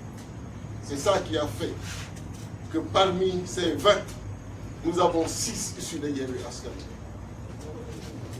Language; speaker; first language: French; non-native, local second language; Wolof